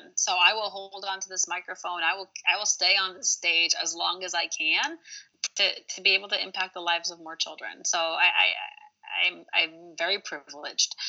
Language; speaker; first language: English; early bilingual, other home language; Arabic